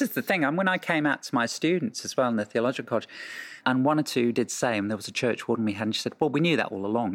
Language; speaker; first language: English; native; English